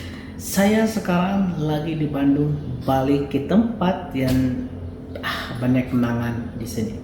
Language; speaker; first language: Indonesian; non-native, fluent; Arabic